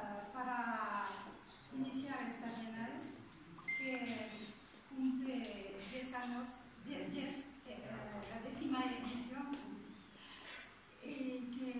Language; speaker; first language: Spanish; non-native, fluent; French